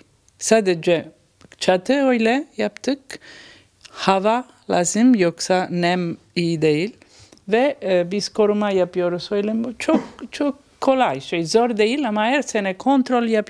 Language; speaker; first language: Turkish; non-native, learner; Italian